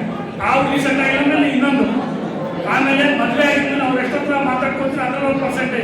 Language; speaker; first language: Kannada; native; Kannada